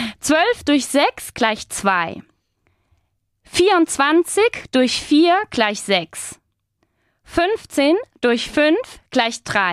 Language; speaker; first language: German; non-native, fluent; Spanish